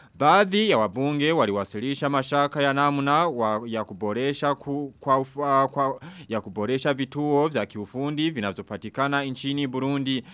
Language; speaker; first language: Swahili; non-native, local second language; Rundi